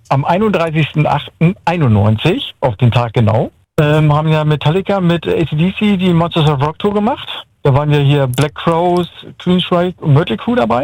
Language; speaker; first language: German; native; German